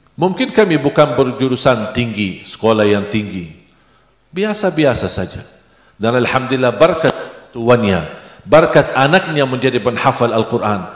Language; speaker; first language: Indonesian; non-native, fluent; Arabic